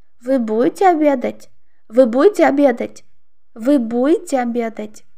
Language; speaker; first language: Russian; non-native, local second language; Uzbek